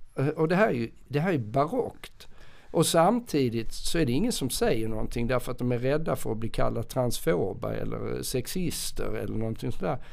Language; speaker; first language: Swedish; native; Swedish